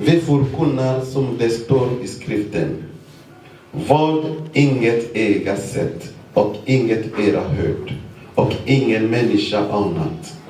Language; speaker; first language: Swedish; non-native, fluent; Lingala